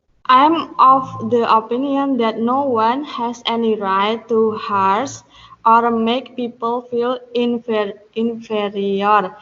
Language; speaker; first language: English; non-native, learner; Indonesian